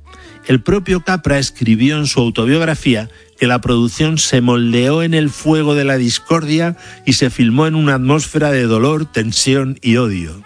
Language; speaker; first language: Spanish; native; Spanish